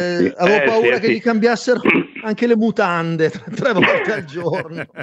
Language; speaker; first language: Italian; native; Italian